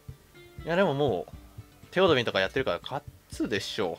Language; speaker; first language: Japanese; native; Japanese